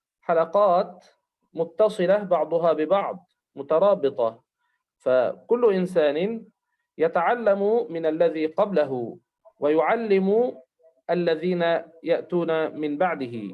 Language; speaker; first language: Arabic; native; Arabic